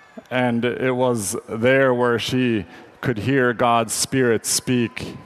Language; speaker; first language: English; native; English